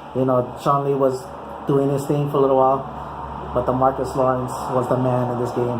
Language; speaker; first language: English; native; English